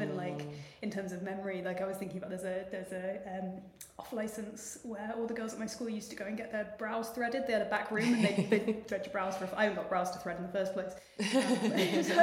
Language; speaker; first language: English; native; English